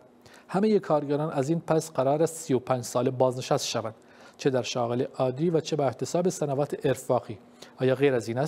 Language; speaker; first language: Persian; non-native, local second language; Kurdish